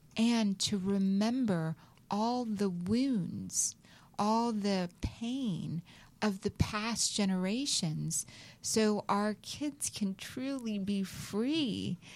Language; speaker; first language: English; native; English